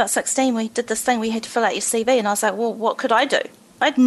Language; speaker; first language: English; native; English